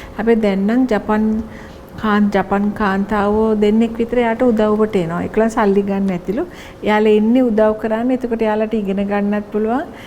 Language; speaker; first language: Sinhala; native; Sinhala